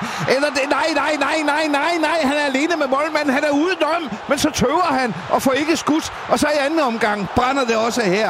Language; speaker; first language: Danish; native; Danish